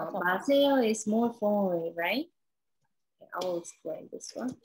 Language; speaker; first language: English; non-native, learner; Korean